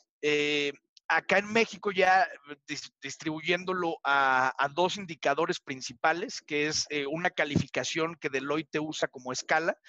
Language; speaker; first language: Spanish; native; Spanish